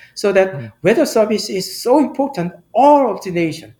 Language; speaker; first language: English; non-native, fluent; Korean